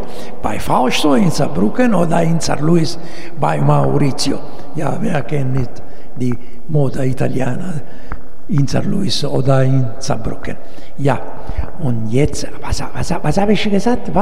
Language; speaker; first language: German; non-native, learner; Italian